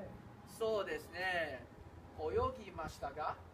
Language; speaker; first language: Japanese; non-native, learner; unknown